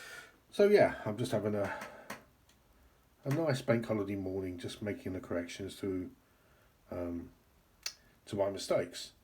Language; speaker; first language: English; native; English